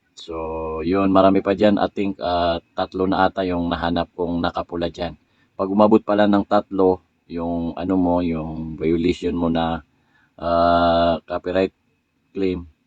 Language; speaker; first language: Filipino; non-native, local second language; Maranao